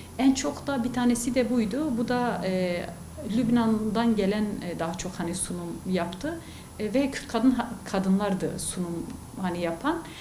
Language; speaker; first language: Turkish; non-native, local second language; Kurdish